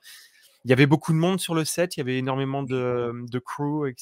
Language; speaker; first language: French; native; French